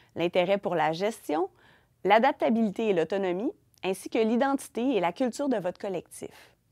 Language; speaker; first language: French; native; French